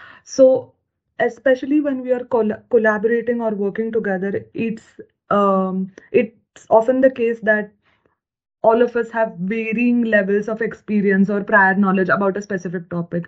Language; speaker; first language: English; non-native, local second language; Marathi